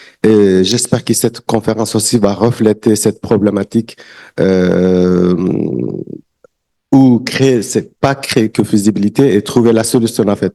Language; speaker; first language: French; non-native, learner; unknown